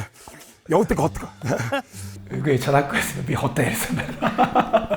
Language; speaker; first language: Mongolian; non-native, learner; Korean